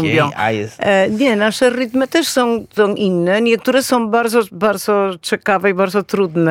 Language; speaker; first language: Polish; non-native, fluent; Spanish